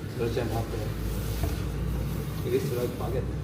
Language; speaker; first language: English; non-native, learner; Korean